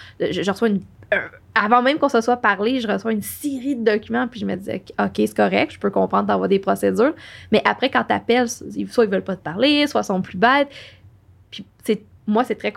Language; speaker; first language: French; native; French